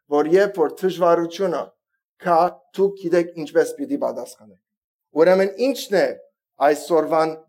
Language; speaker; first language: Armenian; early bilingual, heritage; Armenian